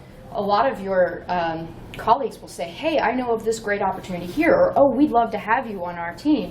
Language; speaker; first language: English; native; English